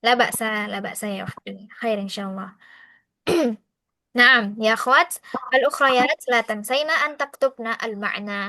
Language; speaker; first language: Arabic; non-native, fluent; Indonesian